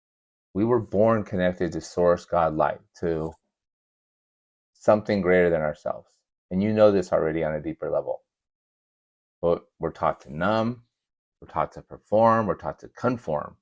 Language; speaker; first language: English; native; English